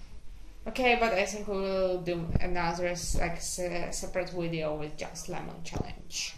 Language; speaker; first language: English; non-native, fluent; Ukrainian